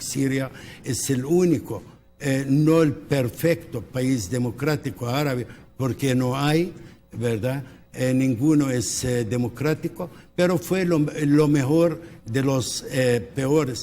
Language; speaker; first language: Spanish; non-native, local second language; Arabic